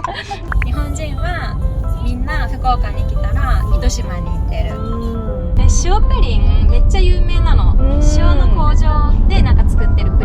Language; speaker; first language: Japanese; native; Japanese